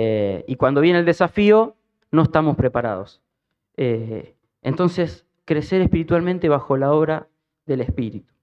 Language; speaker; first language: Spanish; native; Spanish